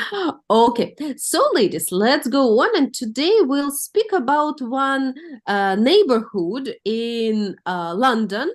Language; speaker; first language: English; non-native, fluent; Russian